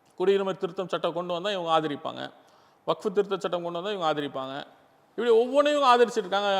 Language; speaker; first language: Tamil; non-native, local second language; Urdu